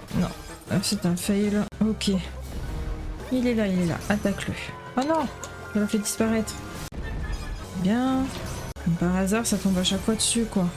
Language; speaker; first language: French; native; French